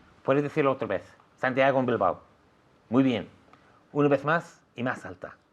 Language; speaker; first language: Spanish; non-native, fluent; English